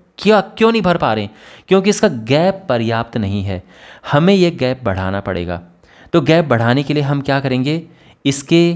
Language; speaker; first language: Hindi; native; Hindi